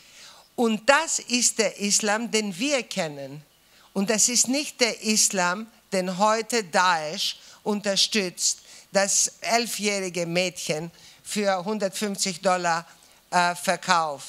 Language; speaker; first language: German; non-native, fluent; Greek